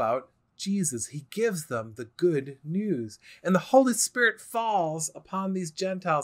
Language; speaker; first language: English; native; English